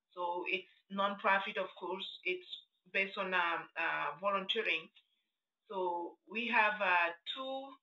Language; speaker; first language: English; non-native, fluent; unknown